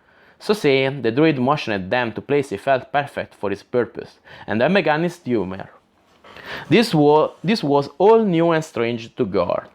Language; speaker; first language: English; non-native, fluent; Italian